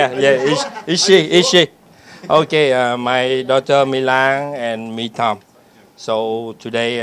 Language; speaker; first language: English; non-native, learner; Vietnamese